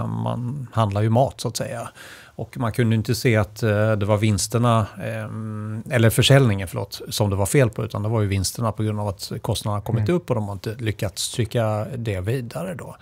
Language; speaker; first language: Swedish; native; Swedish